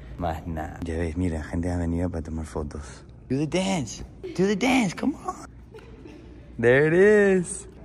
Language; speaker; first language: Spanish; non-native, fluent; English